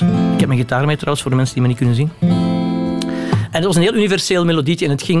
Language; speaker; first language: Dutch; native; Dutch